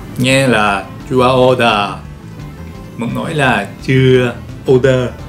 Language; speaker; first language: Vietnamese; non-native, learner; Japanese